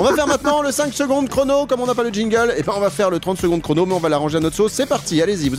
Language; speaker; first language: French; native; French